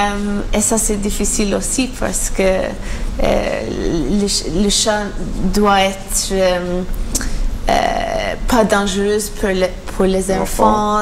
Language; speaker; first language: French; non-native, learner; Maltese